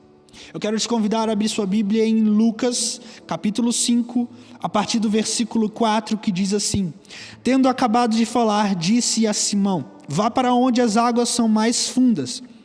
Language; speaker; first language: Portuguese; native; Portuguese